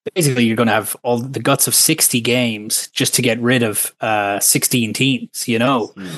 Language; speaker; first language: English; native; English